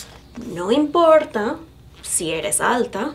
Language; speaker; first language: Spanish; non-native, fluent; English